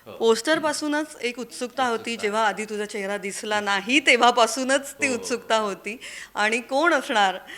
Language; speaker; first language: Marathi; native; Marathi